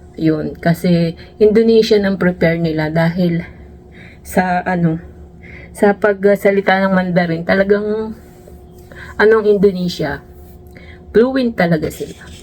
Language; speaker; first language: Filipino; native; Filipino